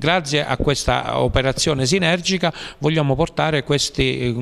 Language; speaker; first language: Italian; native; Italian